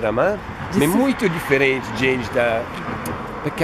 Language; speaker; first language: Portuguese; non-native, learner; Italian